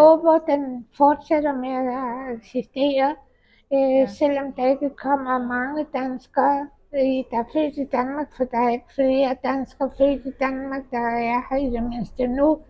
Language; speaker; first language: Danish; early bilingual, heritage; Danish